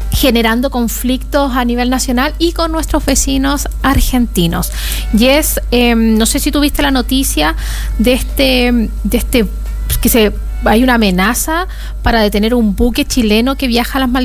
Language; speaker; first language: Spanish; native; Spanish